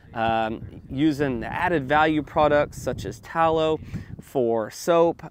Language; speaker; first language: English; native; English